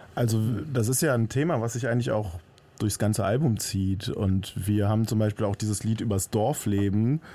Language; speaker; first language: German; native; German